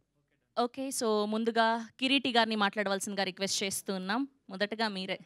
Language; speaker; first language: Telugu; native; Telugu